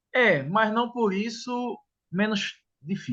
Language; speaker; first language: Portuguese; native; Portuguese